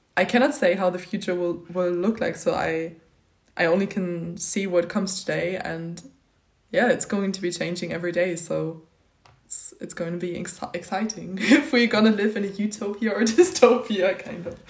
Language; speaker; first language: English; non-native, fluent; German